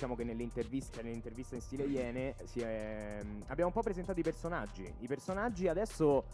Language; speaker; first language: Italian; native; Italian